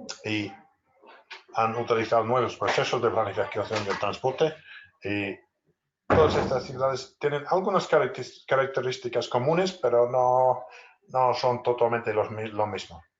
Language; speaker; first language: Spanish; non-native, fluent; English